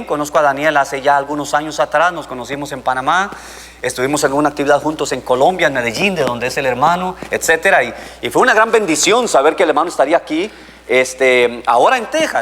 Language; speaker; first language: Spanish; native; Spanish